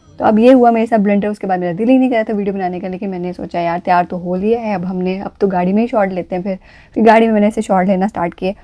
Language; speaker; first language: Urdu; native; Urdu